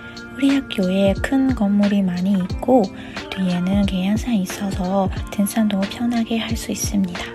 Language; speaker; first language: Korean; non-native, learner; Burmese